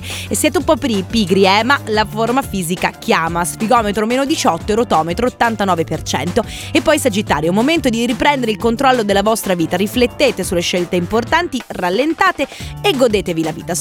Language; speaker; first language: Italian; native; Italian